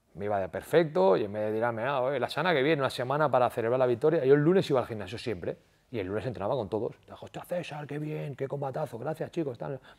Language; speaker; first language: Spanish; native; Spanish